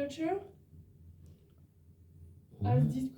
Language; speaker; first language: English; non-native, learner; French